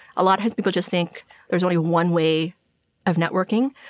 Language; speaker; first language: English; non-native, local second language; Cantonese